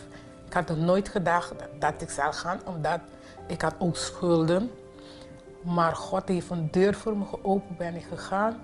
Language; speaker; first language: Dutch; non-native, fluent; Papiamento